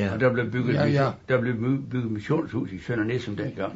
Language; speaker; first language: Danish; native; Danish